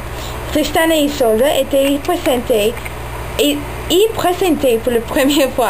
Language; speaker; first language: French; non-native, learner; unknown